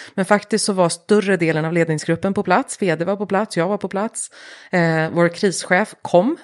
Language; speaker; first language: Swedish; early bilingual, heritage; Swedish